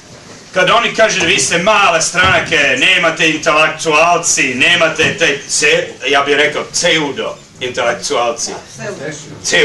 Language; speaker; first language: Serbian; early bilingual, heritage; Serbian